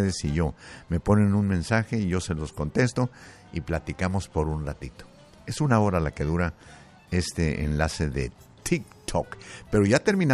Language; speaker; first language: Spanish; native; Spanish